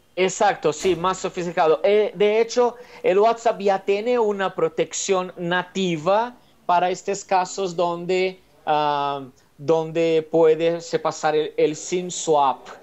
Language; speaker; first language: Spanish; non-native, fluent; Portuguese